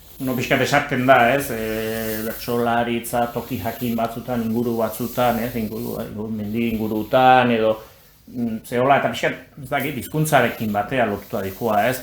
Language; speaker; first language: Basque; native; Basque